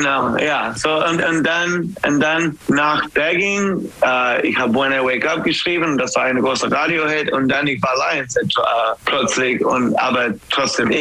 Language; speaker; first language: German; non-native, fluent; English